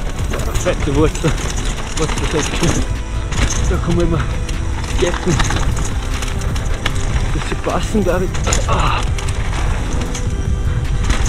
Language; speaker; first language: German; native; German